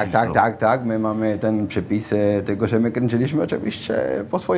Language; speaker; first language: Polish; non-native, fluent; Spanish